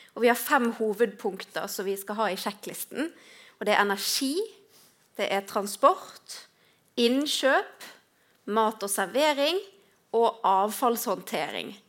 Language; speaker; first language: Norwegian; native; Norwegian